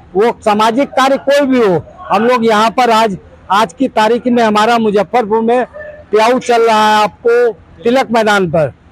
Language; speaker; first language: Hindi; native; Hindi